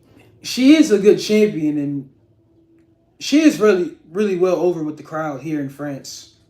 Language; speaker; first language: English; native; English